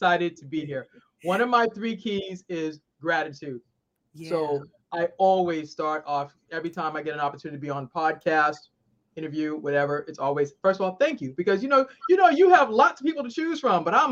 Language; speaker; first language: English; native; English